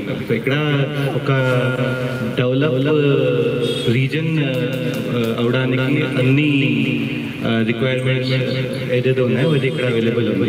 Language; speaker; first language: Telugu; non-native, fluent; Hindi